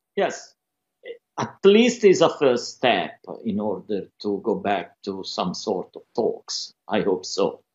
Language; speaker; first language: English; non-native, fluent; Italian